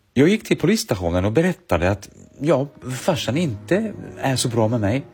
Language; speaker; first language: Swedish; early bilingual, other home language; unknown